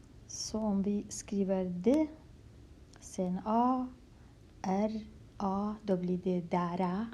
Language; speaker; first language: Swedish; non-native, fluent; Kurdish